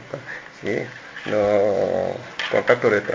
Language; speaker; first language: Spanish; non-native, learner; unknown